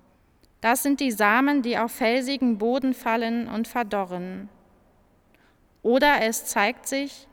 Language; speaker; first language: German; native; German